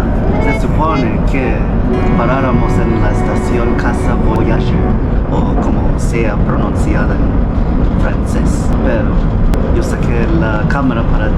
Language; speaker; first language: Spanish; non-native, fluent; English